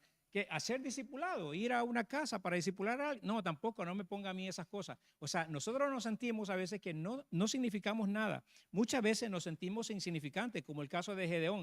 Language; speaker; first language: Spanish; native; Spanish